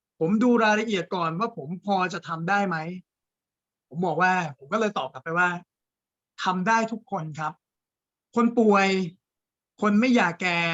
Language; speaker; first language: Thai; native; Thai